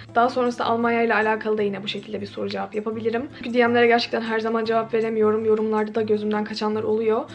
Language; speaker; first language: Turkish; native; Turkish